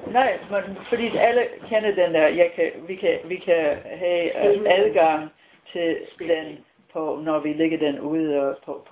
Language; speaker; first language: Danish; non-native, fluent; English